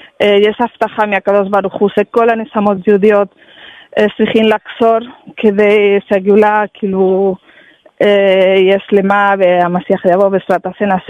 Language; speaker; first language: Hebrew; non-native, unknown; Spanish